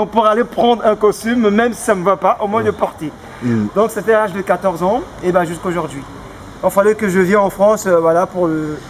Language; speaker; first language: French; non-native, local second language; Lingala